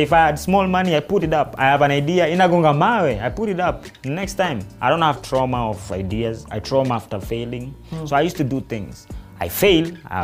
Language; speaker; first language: English; non-native, local second language; Swahili